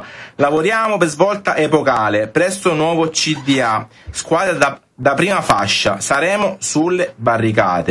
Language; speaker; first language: Italian; native; Italian